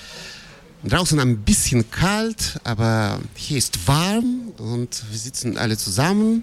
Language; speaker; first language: German; non-native, fluent; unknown